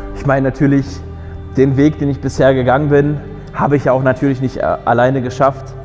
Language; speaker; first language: German; early bilingual, other home language; Polish